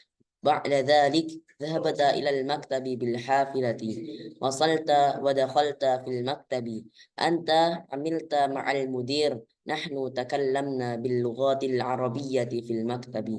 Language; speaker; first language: Arabic; non-native, learner; Indonesian